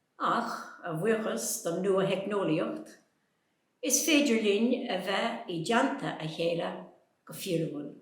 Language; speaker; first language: Irish; native; Irish